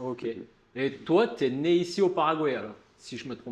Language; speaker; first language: French; native; French